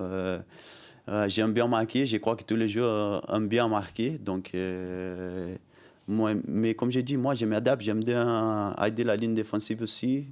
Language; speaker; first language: French; non-native, learner; Portuguese